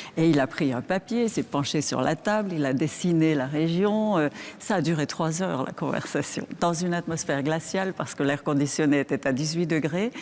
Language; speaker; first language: French; native; French